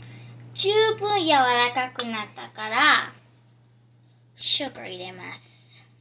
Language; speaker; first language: Japanese; early bilingual, heritage; Japanese